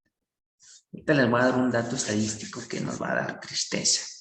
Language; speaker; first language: Spanish; native; Spanish